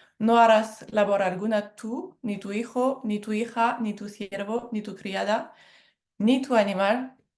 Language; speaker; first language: Spanish; non-native, fluent; French